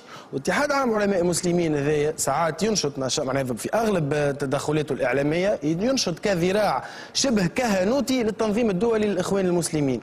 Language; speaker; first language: Arabic; native; Arabic